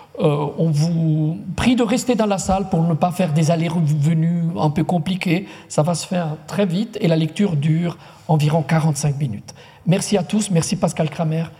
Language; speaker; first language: French; non-native, local second language; Italian